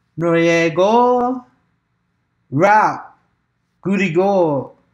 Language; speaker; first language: Korean; non-native, learner; English